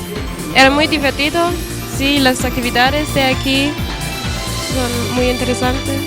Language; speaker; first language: Spanish; non-native, learner; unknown